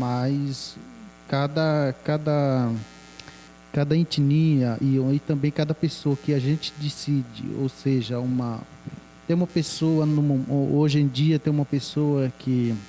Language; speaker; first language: Portuguese; non-native, local second language; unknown